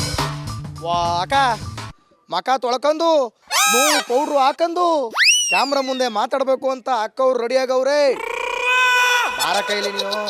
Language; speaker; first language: Kannada; native; Kannada